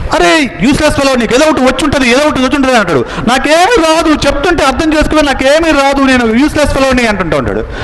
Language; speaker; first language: Telugu; native; Telugu